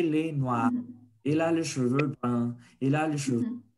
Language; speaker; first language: French; non-native, fluent; Spanish